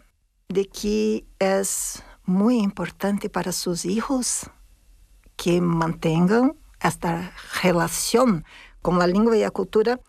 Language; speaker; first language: Spanish; non-native, fluent; Portuguese